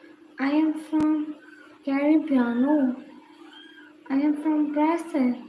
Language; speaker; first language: English; non-native, learner; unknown